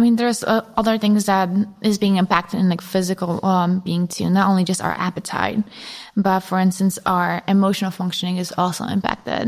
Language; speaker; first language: English; non-native, fluent; Polish